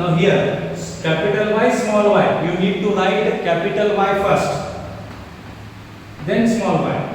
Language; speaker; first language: English; non-native, local second language; Hindi